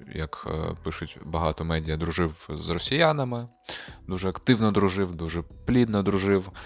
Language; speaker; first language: Ukrainian; non-native, local second language; Russian